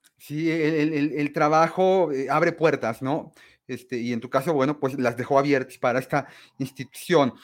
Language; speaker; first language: Spanish; native; Spanish